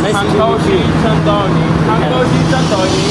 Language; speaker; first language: Chinese; non-native, learner; Malayalam